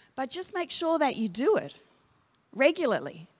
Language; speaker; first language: English; native; English